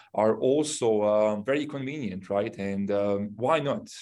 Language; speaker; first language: English; non-native, fluent; Bosnian